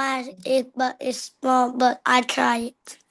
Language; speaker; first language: English; non-native, learner; Vietnamese